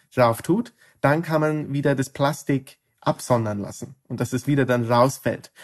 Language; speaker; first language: German; non-native, fluent; English